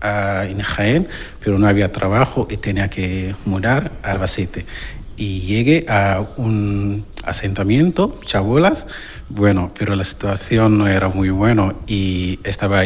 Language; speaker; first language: Spanish; non-native, fluent; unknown